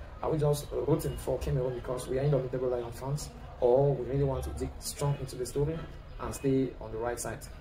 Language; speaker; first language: English; non-native, local second language; French